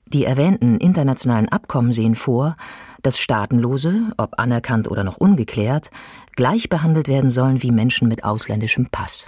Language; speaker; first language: German; native; German